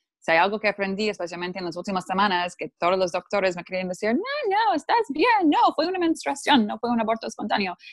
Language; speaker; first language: Spanish; non-native, fluent; English